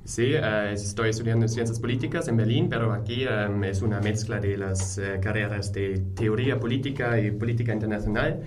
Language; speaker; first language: Spanish; non-native, fluent; German